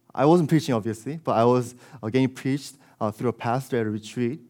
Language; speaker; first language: English; early bilingual, other home language; Korean